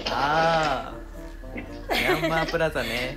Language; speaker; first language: Japanese; native; Japanese